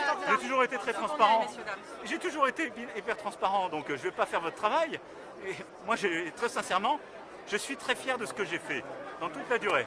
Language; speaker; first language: French; native; French